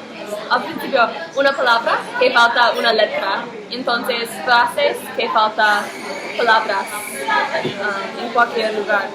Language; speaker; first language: Spanish; non-native, learner; English